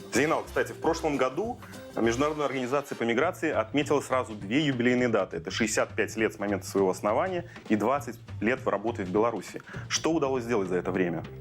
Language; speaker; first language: Russian; native; Russian